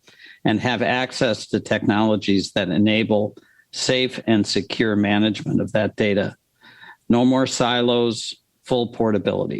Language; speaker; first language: English; native; English